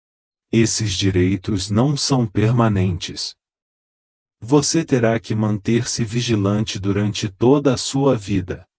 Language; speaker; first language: Portuguese; native; Portuguese